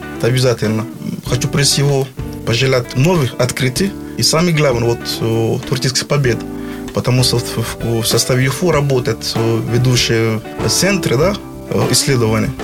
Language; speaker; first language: Russian; non-native, fluent; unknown